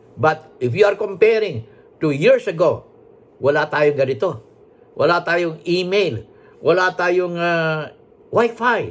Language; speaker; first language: Filipino; non-native, local second language; Hiligaynon